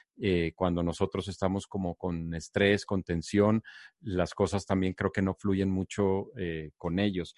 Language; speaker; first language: Spanish; native; Spanish